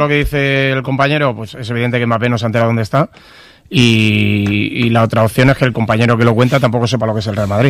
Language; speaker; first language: Spanish; native; Spanish